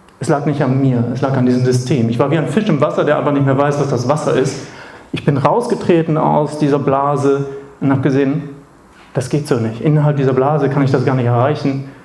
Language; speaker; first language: German; native; German